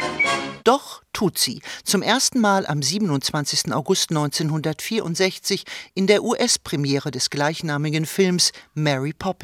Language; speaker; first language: German; native; German